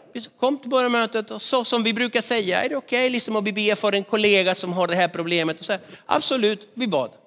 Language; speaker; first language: Swedish; non-native, fluent; Spanish